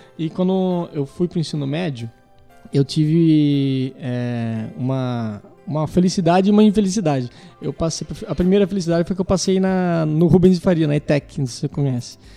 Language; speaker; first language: Portuguese; native; Portuguese